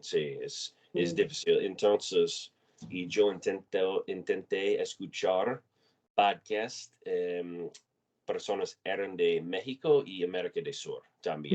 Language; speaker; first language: Spanish; non-native, learner; English